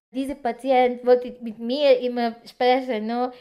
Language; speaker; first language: German; non-native, learner; Cebuano